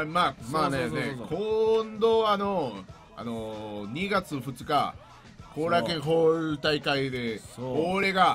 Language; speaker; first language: Japanese; non-native, learner; Spanish